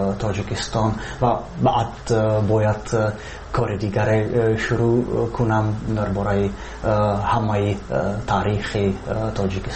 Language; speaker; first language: Persian; non-native, fluent; Czech